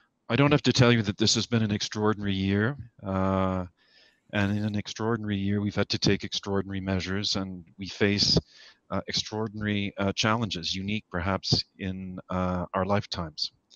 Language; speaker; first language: English; native; English